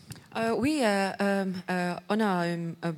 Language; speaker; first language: French; non-native, learner; Estonian